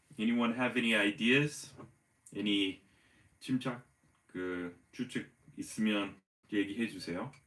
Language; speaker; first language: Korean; non-native, fluent; English